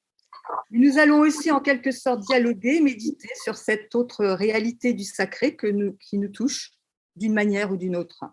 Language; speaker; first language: French; native; French